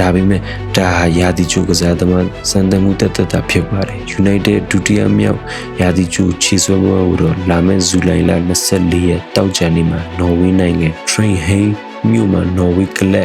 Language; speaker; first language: Burmese; native; Burmese